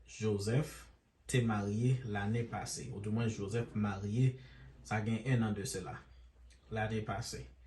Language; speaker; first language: French; non-native, local second language; Haitian Creole